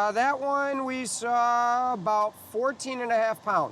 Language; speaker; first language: English; native; English